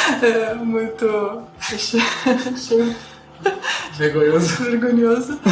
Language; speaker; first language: Portuguese; non-native, fluent; Russian